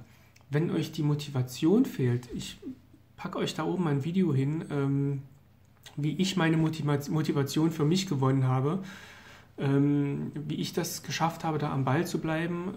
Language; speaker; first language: German; native; German